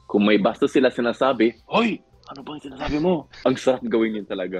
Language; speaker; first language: Filipino; non-native, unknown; Swedish